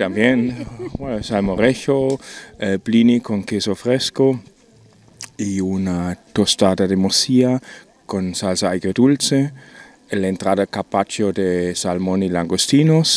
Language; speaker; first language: Spanish; non-native, learner; German